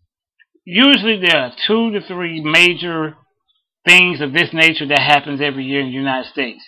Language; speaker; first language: English; native; English